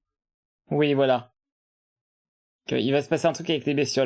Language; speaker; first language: French; native; French